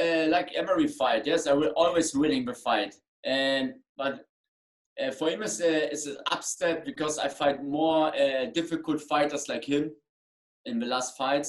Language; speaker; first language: English; non-native, learner; German